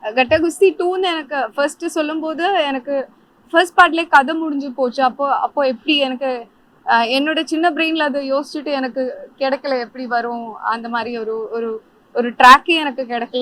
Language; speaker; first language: Tamil; non-native, fluent; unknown